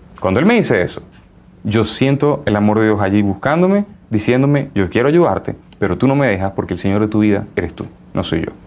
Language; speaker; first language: Spanish; native; Spanish